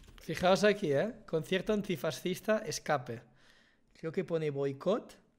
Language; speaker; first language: Spanish; native; Spanish